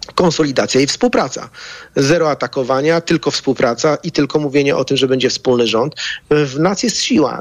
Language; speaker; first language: Polish; native; Polish